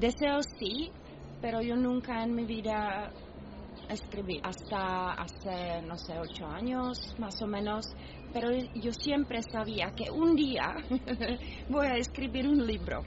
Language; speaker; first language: Spanish; non-native, learner; Czech